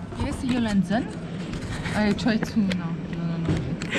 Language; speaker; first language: English; non-native, learner; French